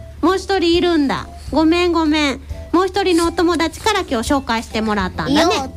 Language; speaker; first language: Japanese; native; Japanese